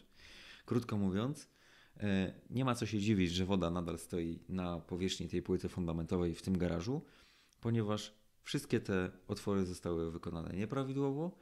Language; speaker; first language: Polish; native; Polish